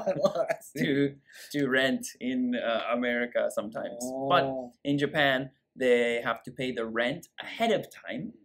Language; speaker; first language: English; native; English